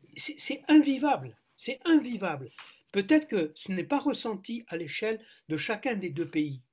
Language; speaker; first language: French; non-native, local second language; Arabic